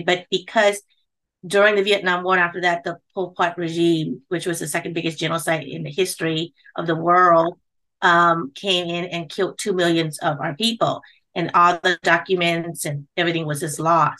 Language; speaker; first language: English; early bilingual, other home language; Khmer